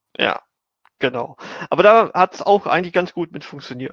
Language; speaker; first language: German; native; German